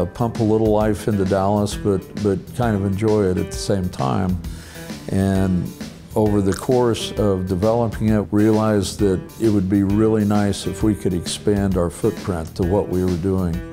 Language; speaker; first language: English; native; English